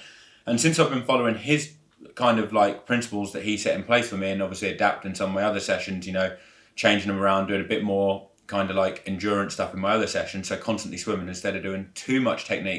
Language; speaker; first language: English; native; English